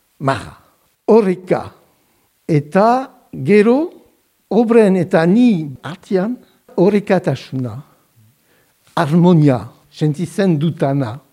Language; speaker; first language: Basque; non-native, local second language; French